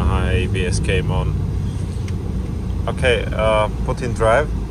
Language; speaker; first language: English; non-native, fluent; Georgian